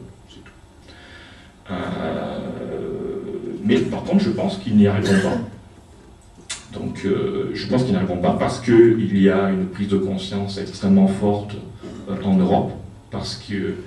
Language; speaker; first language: French; native; French